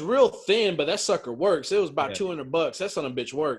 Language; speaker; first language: English; native; English